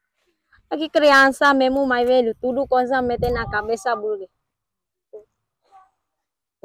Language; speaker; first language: Portuguese; non-native, learner; Vietnamese